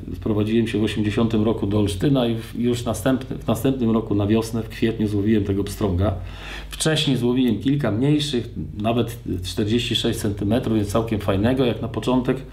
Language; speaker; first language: Polish; native; Polish